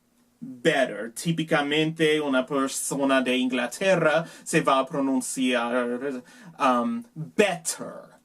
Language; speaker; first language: Spanish; non-native, learner; English